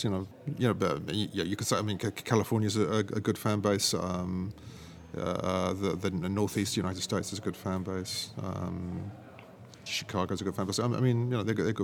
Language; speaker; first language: English; native; English